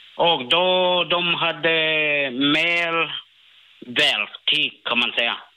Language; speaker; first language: Swedish; non-native, learner; Burmese